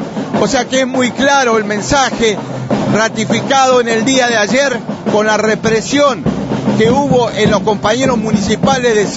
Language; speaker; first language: Spanish; native; Spanish